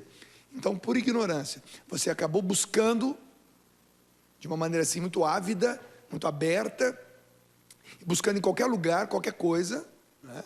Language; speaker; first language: Portuguese; native; Portuguese